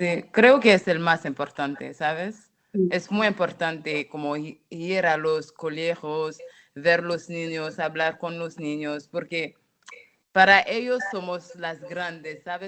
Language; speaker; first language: Spanish; non-native, fluent; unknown